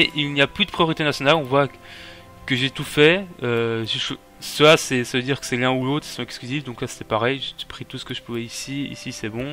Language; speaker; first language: French; native; French